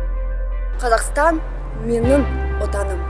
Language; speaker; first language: Kazakh; non-native, local second language; Russian